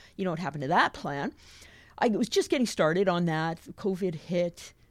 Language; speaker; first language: English; native; English